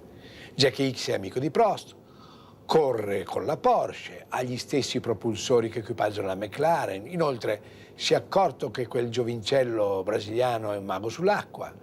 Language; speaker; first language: Italian; native; Italian